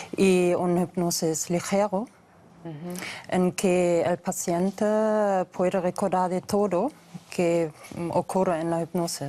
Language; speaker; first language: Spanish; non-native, fluent; German